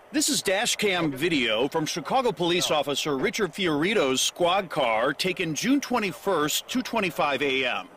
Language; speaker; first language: English; native; English